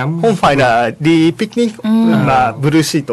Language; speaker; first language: Vietnamese; non-native, fluent; Japanese